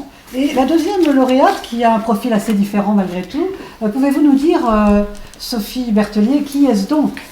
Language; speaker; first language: French; native; French